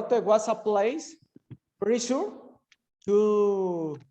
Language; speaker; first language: English; non-native, learner; Spanish